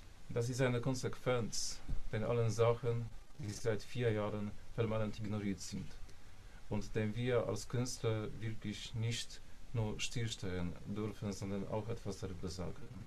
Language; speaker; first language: German; non-native, fluent; Polish